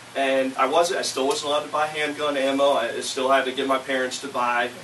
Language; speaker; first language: English; native; English